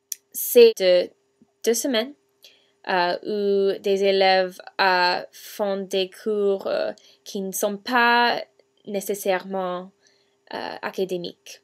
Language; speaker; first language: French; non-native, learner; English